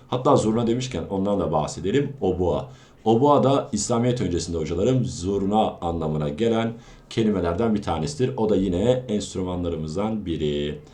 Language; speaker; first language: Turkish; native; Turkish